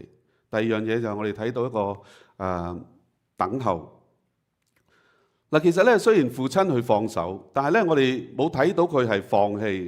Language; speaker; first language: Chinese; native; Chinese